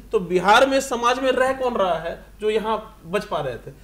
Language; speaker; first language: Hindi; native; Hindi